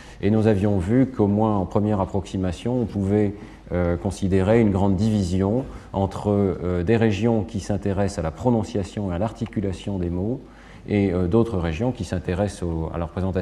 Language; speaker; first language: French; native; French